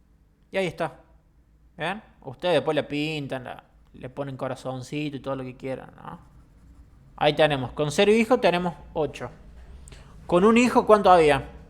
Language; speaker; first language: Spanish; native; Spanish